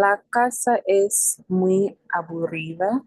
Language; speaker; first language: Spanish; non-native, learner; English